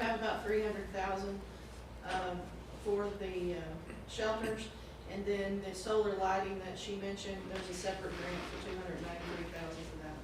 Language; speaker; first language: English; native; English